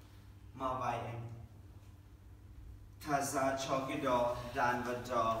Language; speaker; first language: Vietnamese; non-native, learner; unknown